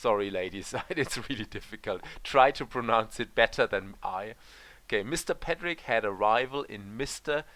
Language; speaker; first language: English; non-native, fluent; German